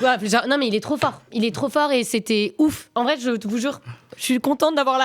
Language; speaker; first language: French; native; French